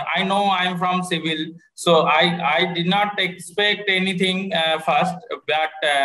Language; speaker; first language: English; non-native, local second language; Bangla